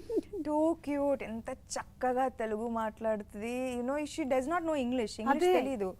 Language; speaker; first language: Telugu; non-native, fluent; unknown